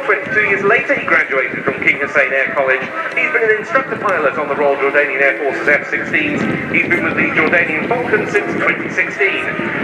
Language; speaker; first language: English; native; English